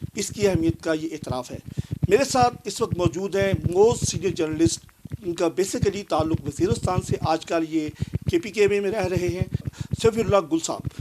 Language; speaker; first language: Urdu; non-native, local second language; Punjabi